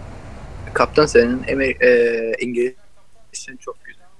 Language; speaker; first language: Turkish; early bilingual, heritage; Turkish